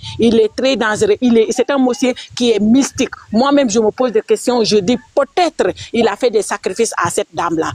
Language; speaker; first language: French; non-native, local second language; Wolof